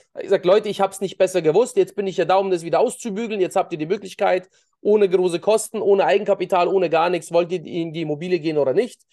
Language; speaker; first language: German; early bilingual, other home language; Russian